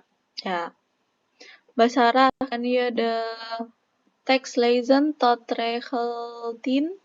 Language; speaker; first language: Dutch; non-native, fluent; Indonesian